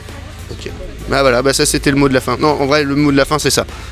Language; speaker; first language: French; native; French